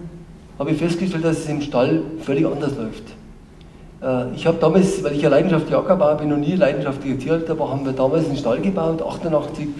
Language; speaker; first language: German; native; German